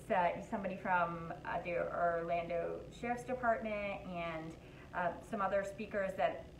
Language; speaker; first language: English; native; English